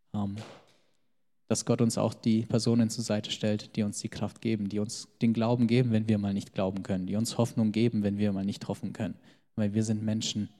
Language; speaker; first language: German; early bilingual, other home language; Albanian